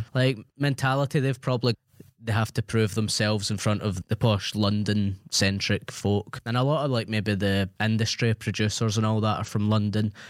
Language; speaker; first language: English; native; English